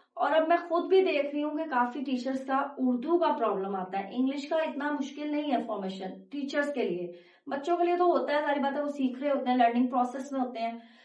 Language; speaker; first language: Urdu; native; Urdu